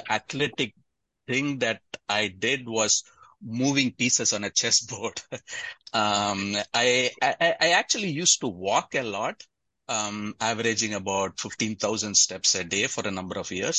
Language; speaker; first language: English; non-native, local second language; Tamil